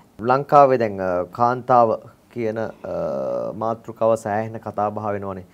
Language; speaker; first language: Sinhala; native; Sinhala